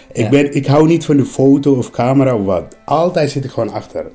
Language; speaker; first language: Dutch; non-native, learner; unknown